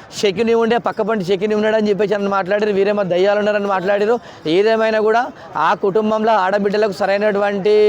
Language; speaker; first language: Telugu; native; Telugu